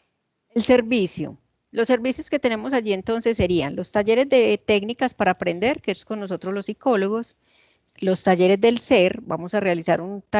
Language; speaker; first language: Spanish; native; Spanish